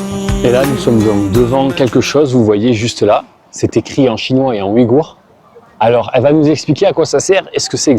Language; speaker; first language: French; native; French